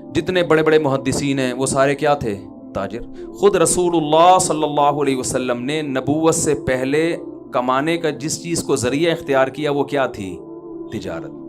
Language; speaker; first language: Urdu; native; Urdu